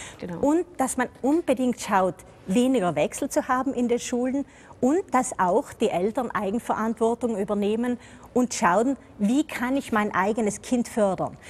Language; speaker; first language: German; native; German